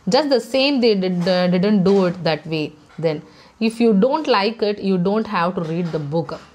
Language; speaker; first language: English; non-native, local second language; Tamil